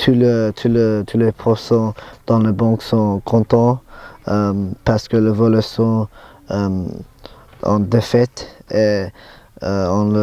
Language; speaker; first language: French; non-native, learner; English